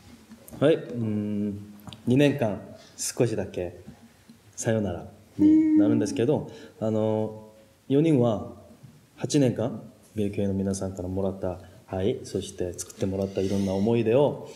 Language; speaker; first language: Japanese; non-native, fluent; Korean